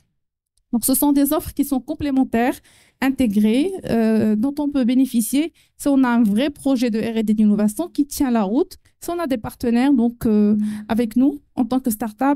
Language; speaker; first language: French; non-native, local second language; Arabic